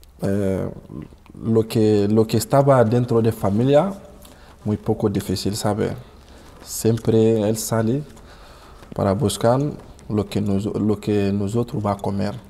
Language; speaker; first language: Spanish; non-native, learner; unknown